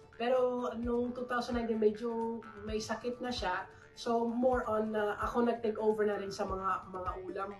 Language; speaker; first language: Filipino; non-native, fluent; Dutch